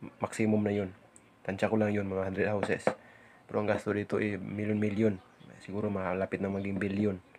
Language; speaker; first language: Filipino; non-native, local second language; Cebuano